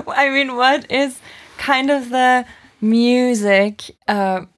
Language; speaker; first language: English; non-native, fluent; German